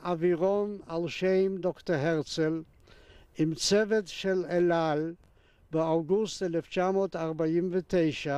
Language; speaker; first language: Hebrew; non-native, fluent; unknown